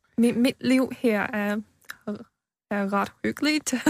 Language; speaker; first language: Danish; non-native, learner; Chinese